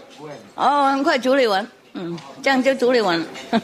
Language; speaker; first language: Chinese; non-native, fluent; Vietnamese